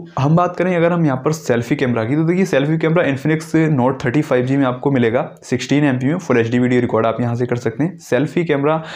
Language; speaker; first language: Hindi; native; Hindi